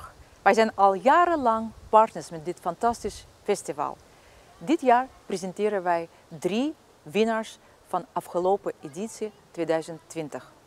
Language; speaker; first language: Dutch; non-native, fluent; Russian